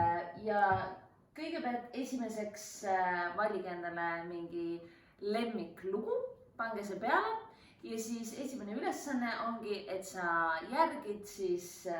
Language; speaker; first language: Estonian; native; Estonian